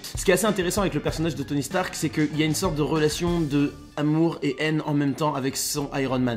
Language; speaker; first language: French; native; French